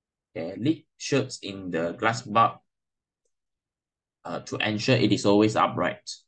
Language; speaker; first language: English; non-native, local second language; Chinese